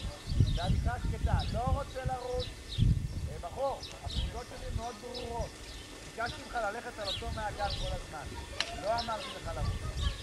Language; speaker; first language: Hebrew; native; Hebrew